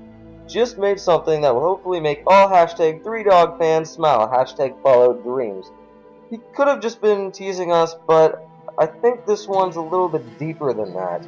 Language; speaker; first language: English; native; English